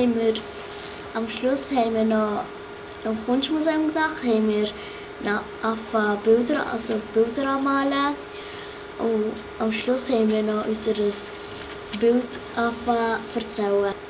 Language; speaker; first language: German; early bilingual, other home language; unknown